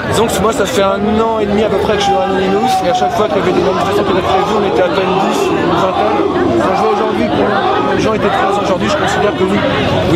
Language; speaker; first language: French; native; French